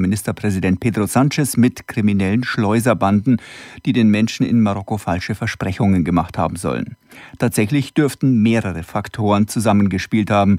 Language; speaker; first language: German; native; German